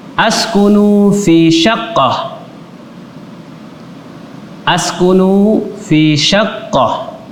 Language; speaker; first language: Arabic; non-native, fluent; Indonesian